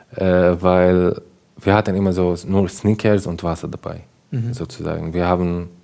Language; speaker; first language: German; non-native, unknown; Arabic